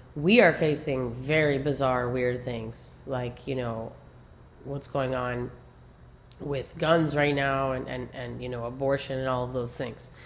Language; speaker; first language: English; native; English